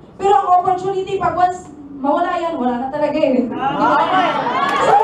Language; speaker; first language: Filipino; non-native, local second language; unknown